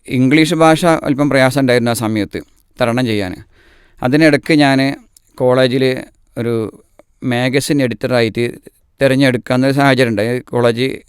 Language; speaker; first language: Malayalam; native; Malayalam